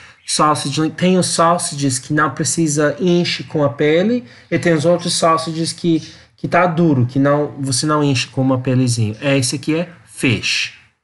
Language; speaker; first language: Portuguese; non-native, learner; English